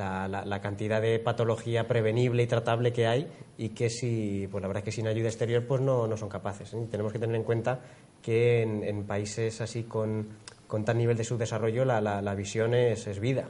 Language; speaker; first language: Spanish; native; Spanish